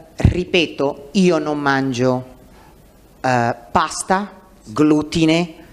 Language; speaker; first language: Italian; non-native, fluent; English